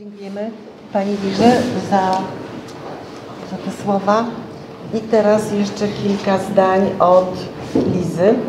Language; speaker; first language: Polish; native; Polish